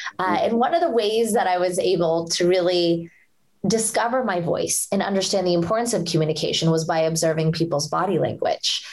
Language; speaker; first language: English; early bilingual, other home language; Hindi